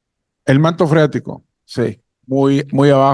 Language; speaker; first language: Spanish; native; Spanish